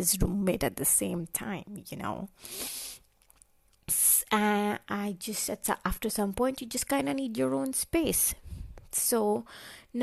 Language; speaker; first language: English; non-native, local second language; Hindi